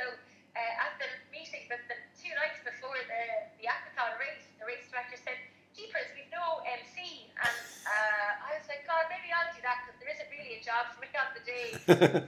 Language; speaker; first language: English; native; English